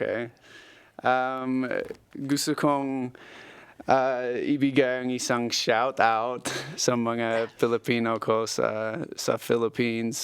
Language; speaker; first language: Filipino; non-native, fluent; English